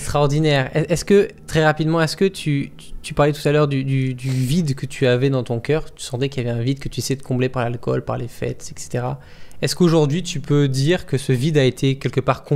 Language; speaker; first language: French; native; French